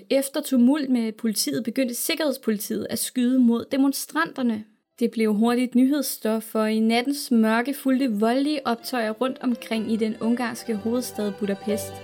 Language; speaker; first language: Danish; native; Danish